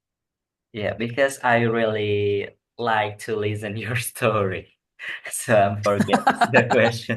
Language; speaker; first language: English; non-native, learner; Indonesian